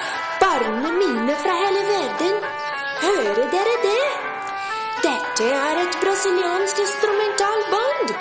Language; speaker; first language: Norwegian; non-native, learner; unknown